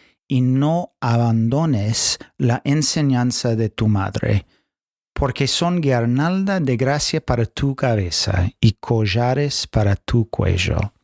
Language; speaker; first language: Spanish; non-native, fluent; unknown